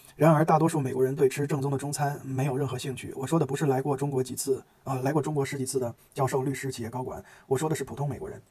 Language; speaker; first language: Chinese; native; Chinese